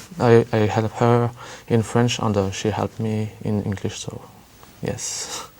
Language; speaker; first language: English; non-native, learner; French